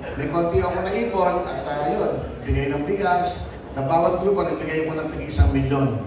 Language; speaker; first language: Filipino; native; Filipino